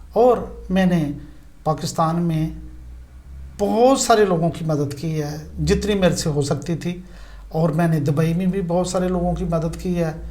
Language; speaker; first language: Urdu; non-native, local second language; Punjabi